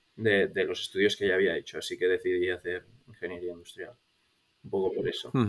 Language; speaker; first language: Spanish; native; Spanish